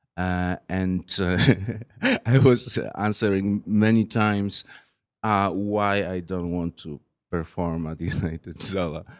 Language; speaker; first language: English; non-native, fluent; Polish